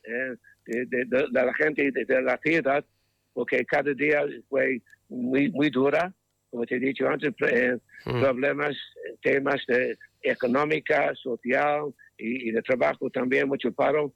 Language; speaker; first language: Spanish; non-native, learner; English